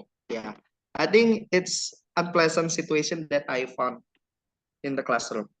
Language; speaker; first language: English; non-native, learner; Indonesian